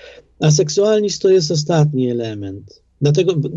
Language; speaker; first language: Polish; non-native, fluent; Ukrainian